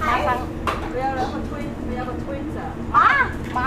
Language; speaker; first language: Cantonese; native; Cantonese